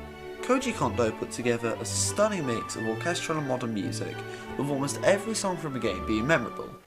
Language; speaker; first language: English; native; English